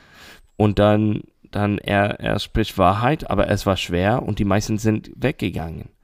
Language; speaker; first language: German; non-native, learner; English